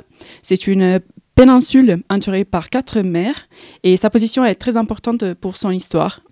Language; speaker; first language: French; non-native, fluent; Italian